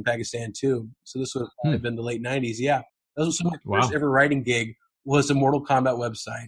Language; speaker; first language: English; native; English